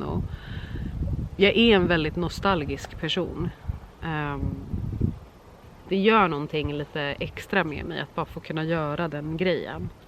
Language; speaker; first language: Swedish; native; Swedish